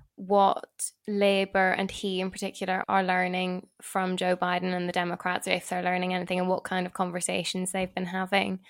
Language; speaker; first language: English; native; English